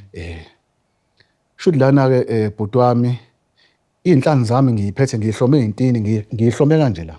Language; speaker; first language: Zulu; native; Zulu